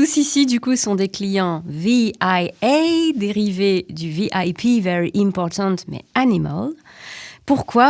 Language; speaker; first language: French; native; French